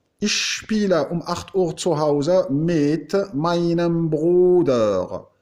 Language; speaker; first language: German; non-native, fluent; Arabic